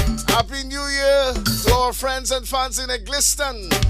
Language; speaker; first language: English; native; English